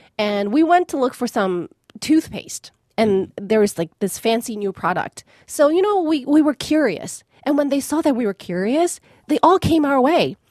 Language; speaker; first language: English; non-native, fluent; Chinese